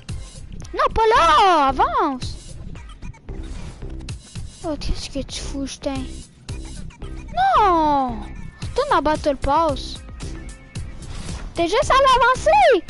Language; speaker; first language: French; native; French